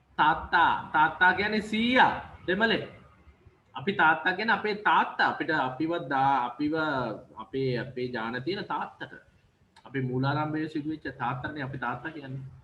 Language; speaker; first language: Sinhala; native; Sinhala